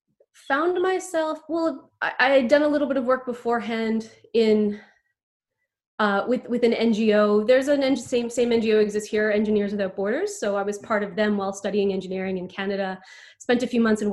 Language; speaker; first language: English; native; English